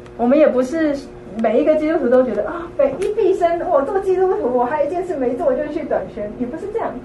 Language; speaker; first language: Chinese; native; Chinese